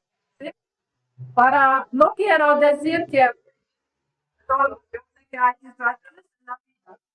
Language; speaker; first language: Spanish; non-native, learner; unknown